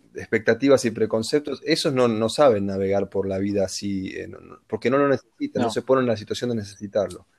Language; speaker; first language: Spanish; native; Spanish